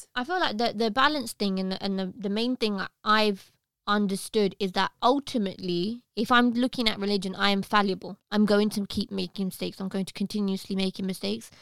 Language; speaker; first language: English; early bilingual, other home language; Arabic